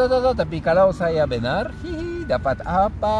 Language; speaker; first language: Indonesian; non-native, fluent; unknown